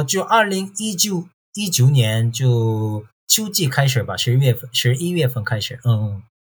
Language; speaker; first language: Chinese; non-native, fluent; Korean